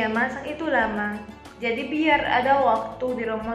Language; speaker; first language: Indonesian; non-native, fluent; Arabic